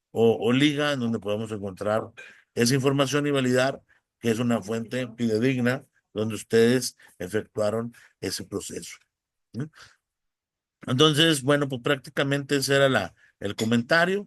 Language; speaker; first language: Spanish; native; Spanish